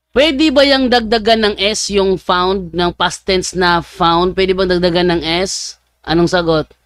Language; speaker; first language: Filipino; native; Filipino